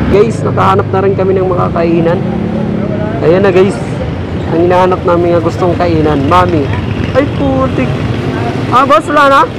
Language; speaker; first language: Filipino; non-native, local second language; Hiligaynon